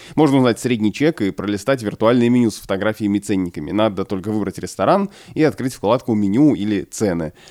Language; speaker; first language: Russian; native; Russian